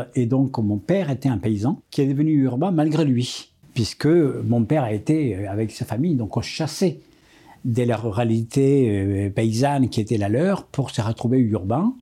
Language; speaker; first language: French; non-native, fluent; Spanish